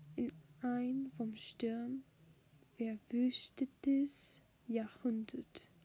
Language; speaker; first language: German; non-native, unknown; English